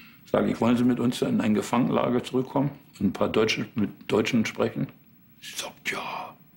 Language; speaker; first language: German; native; German